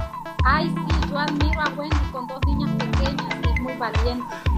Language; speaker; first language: Spanish; native; Spanish